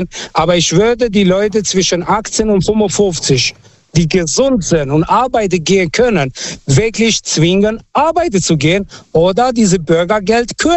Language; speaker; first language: German; non-native, fluent; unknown